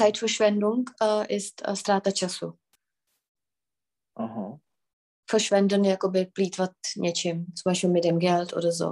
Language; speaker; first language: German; non-native, fluent; Czech